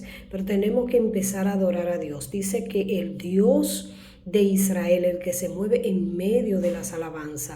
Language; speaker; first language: Spanish; native; Spanish